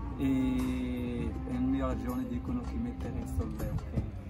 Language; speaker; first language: Italian; non-native, learner; Arabic